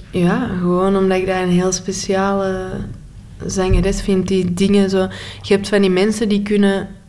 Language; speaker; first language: Dutch; native; Dutch